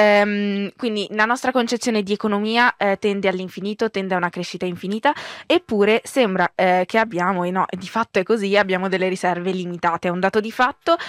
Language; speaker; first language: Italian; native; Italian